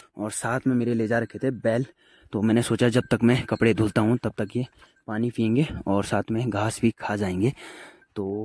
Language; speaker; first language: Hindi; native; Hindi